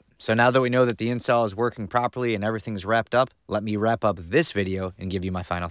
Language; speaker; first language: English; native; English